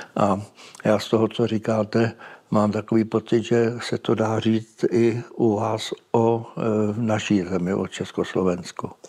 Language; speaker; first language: Czech; native; Czech